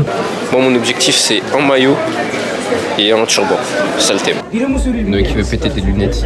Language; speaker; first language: French; native; French